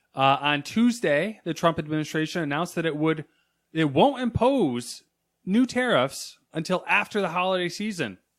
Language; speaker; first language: English; native; English